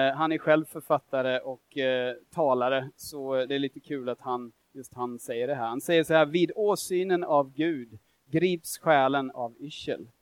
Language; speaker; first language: Swedish; non-native, fluent; English